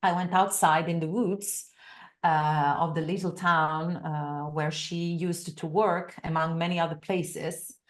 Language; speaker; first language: English; non-native, fluent; Italian